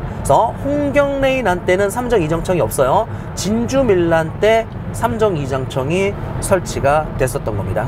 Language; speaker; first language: Korean; native; Korean